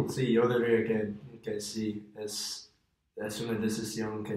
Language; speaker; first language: Spanish; non-native, fluent; English